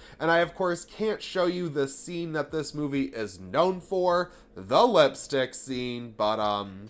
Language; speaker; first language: English; native; English